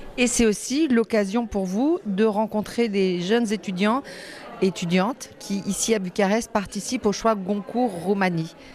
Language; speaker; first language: French; native; French